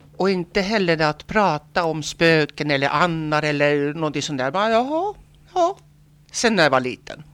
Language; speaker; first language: Swedish; non-native, local second language; Finnish